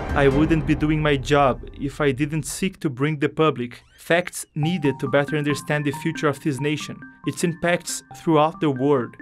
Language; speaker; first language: English; non-native, fluent; Portuguese